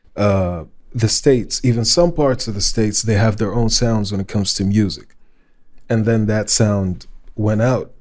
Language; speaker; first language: English; non-native, fluent; Arabic